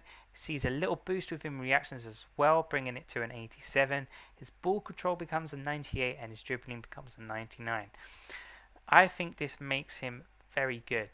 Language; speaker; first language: English; native; English